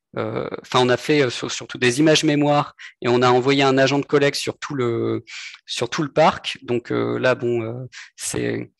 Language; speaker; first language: French; native; French